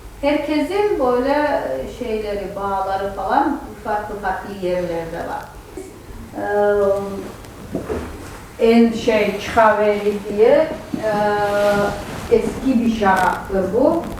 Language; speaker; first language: Turkish; non-native, fluent; Georgian